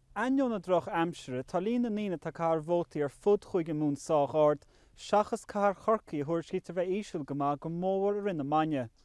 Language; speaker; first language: Irish; native; Irish